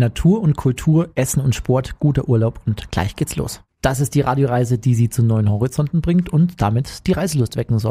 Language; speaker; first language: German; native; German